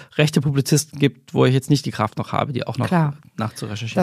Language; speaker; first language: German; native; German